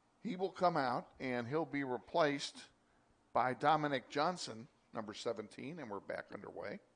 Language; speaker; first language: English; native; English